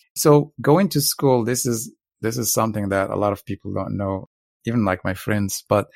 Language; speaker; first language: English; non-native, fluent; Arabic